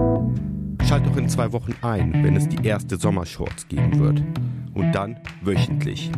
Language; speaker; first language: German; native; German